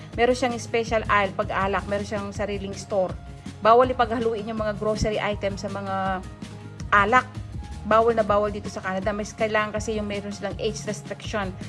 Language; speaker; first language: Filipino; non-native, local second language; Pampanga